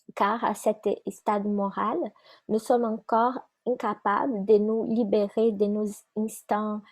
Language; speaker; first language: French; non-native, fluent; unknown